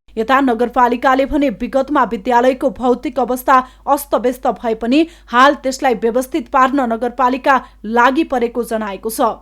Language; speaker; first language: Nepali; native; Nepali